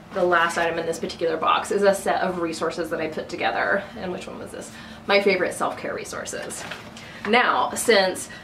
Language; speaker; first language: English; native; English